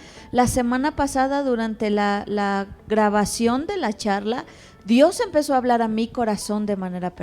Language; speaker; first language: Spanish; native; Spanish